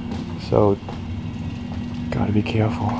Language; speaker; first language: English; native; English